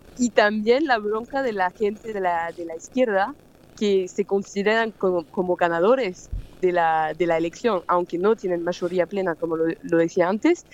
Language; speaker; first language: Spanish; non-native, fluent; French